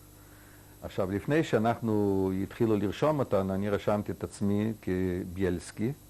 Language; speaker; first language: Hebrew; non-native, fluent; Yiddish